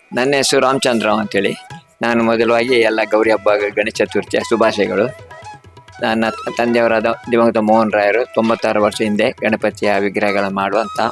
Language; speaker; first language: Kannada; native; Kannada